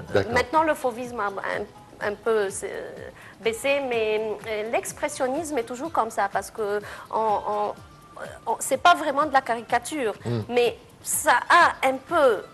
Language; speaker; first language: French; non-native, fluent; Arabic